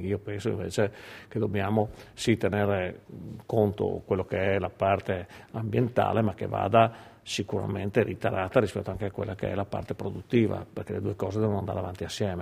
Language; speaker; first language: Italian; native; Italian